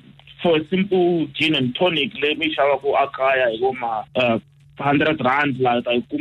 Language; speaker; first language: English; non-native, local second language; Tsonga